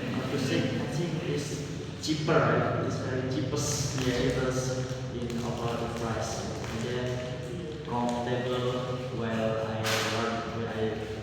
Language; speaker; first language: English; non-native, learner; Indonesian